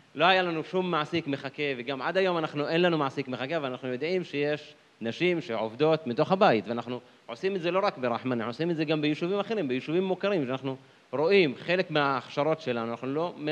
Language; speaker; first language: Hebrew; non-native, local second language; Arabic